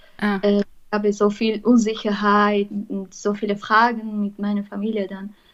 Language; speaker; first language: German; non-native, fluent; Armenian